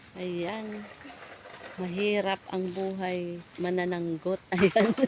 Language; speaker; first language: Filipino; native; Filipino